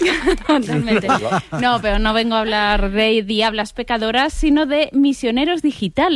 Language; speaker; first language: Spanish; native; Spanish